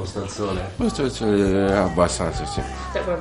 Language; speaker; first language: Italian; non-native, learner; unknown